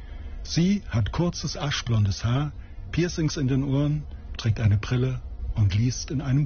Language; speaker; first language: German; native; German